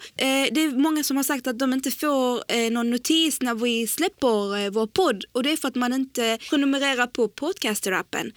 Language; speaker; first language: Swedish; early bilingual, other home language; Arabic